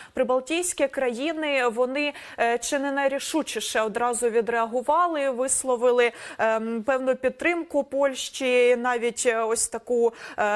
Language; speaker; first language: Ukrainian; native; Ukrainian